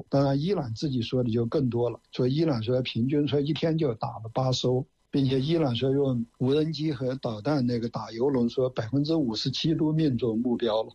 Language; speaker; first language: Chinese; native; Chinese